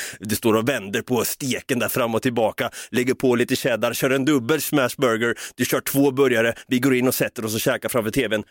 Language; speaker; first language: Swedish; native; Swedish